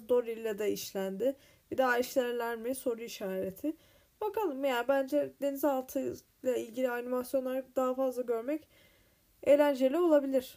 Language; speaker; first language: Turkish; native; Turkish